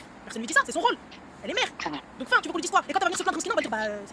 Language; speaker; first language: French; native; French